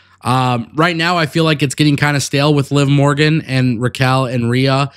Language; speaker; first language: English; native; English